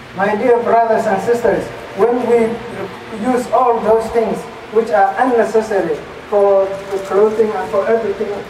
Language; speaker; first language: English; non-native, fluent; Somali